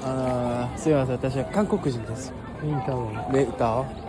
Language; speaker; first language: Japanese; non-native, learner; Korean